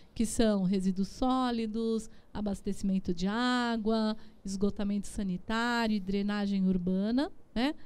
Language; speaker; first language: Portuguese; native; Portuguese